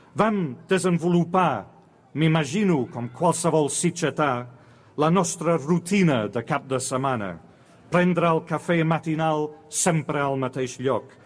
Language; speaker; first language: Catalan; non-native, fluent; English